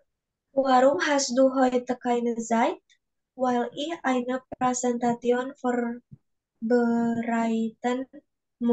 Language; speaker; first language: German; non-native, learner; Indonesian